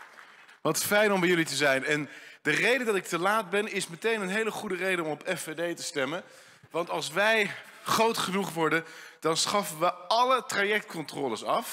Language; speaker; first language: Dutch; native; Dutch